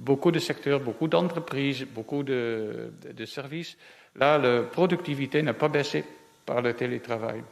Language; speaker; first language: French; non-native, fluent; Dutch